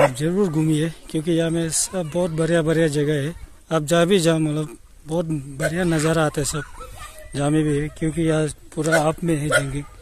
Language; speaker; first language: Hindi; non-native, local second language; Adi